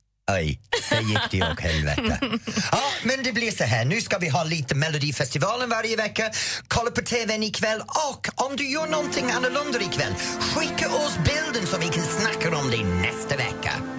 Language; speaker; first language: Swedish; non-native, fluent; English